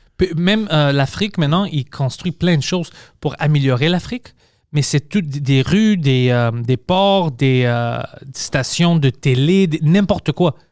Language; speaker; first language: French; early bilingual, other home language; English